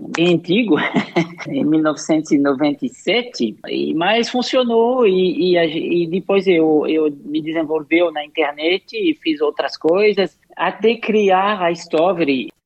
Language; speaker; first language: Portuguese; non-native, fluent; French